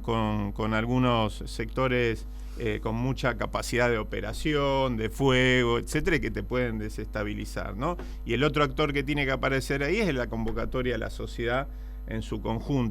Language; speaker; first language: Spanish; native; Spanish